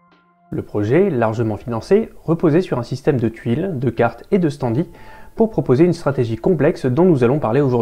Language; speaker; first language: French; native; French